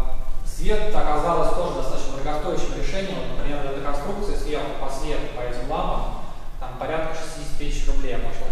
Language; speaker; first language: Russian; native; Russian